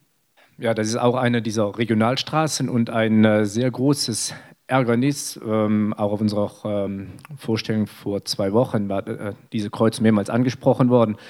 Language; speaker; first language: German; native; German